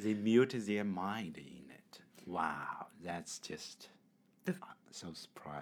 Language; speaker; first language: English; non-native, learner; Chinese